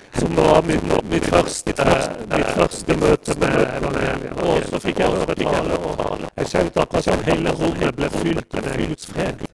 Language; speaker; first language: Norwegian; non-native, fluent; Persian